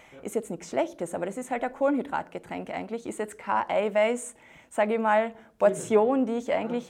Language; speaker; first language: German; native; German